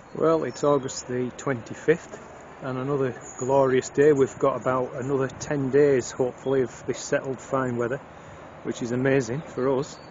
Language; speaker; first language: English; native; English